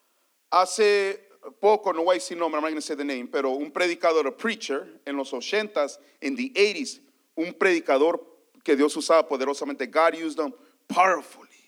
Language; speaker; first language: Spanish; early bilingual, heritage; Spanish